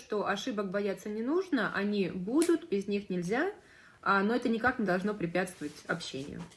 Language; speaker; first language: Russian; native; Russian